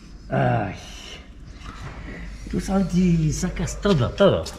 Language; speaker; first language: Spanish; non-native, fluent; Polish